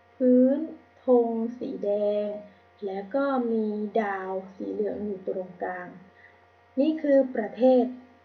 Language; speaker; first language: Thai; native; Thai